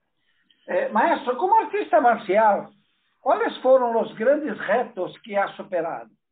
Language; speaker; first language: Spanish; non-native, learner; Portuguese